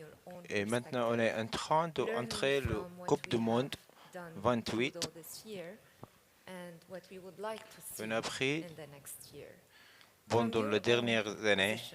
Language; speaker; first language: French; non-native, learner; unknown